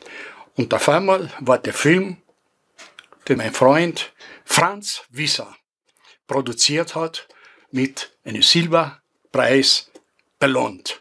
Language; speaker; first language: German; non-native, fluent; Greek